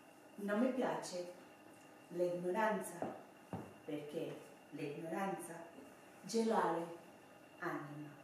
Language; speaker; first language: Italian; non-native, learner; Swedish